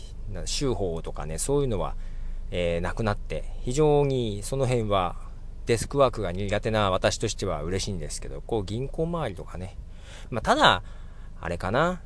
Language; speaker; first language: Japanese; native; Japanese